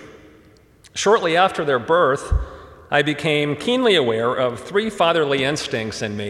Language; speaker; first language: English; early bilingual, other home language; German